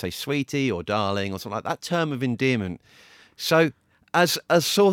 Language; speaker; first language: English; native; English